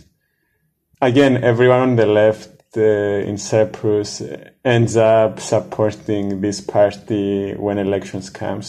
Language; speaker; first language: English; non-native, fluent; Greek